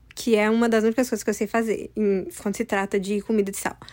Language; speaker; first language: Portuguese; early bilingual, heritage; English